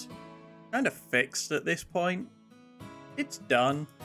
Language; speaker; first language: English; native; English